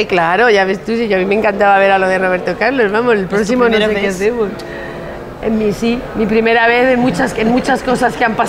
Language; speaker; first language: Spanish; native; Spanish